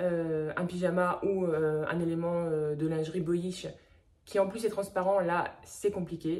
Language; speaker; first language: French; native; French